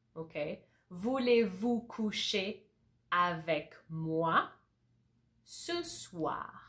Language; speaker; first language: French; native; French